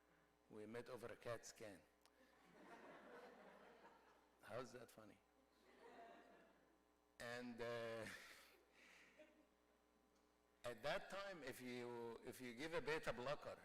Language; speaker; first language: English; non-native, fluent; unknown